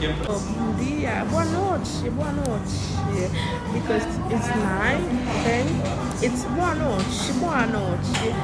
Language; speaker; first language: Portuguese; non-native, learner; Haitian Creole